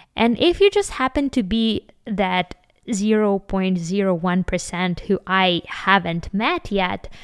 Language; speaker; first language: English; non-native, fluent; Ukrainian